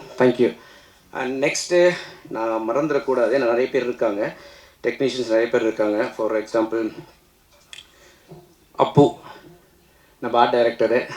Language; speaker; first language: Tamil; native; Tamil